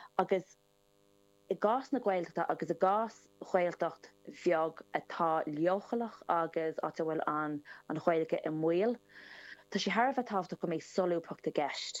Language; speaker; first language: Irish; non-native, local second language; English